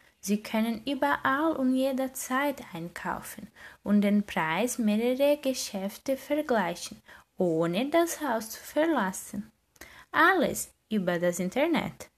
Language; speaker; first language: German; non-native, learner; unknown